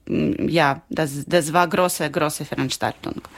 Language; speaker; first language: German; non-native, learner; Ukrainian